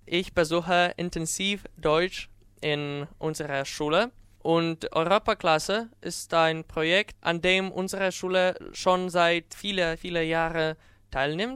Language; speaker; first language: German; non-native, fluent; Polish